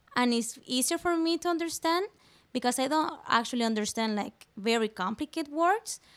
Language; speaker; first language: English; non-native, fluent; Spanish